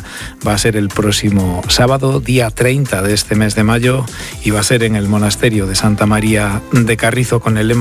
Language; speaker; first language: Spanish; native; Spanish